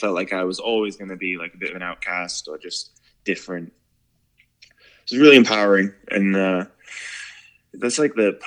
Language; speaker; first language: English; native; English